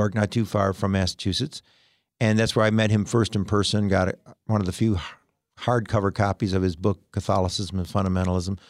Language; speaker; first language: English; native; English